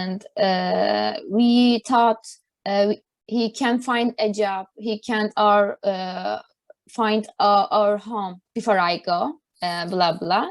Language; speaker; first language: English; non-native, learner; Turkish